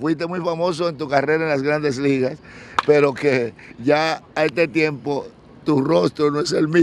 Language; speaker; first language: Spanish; native; Spanish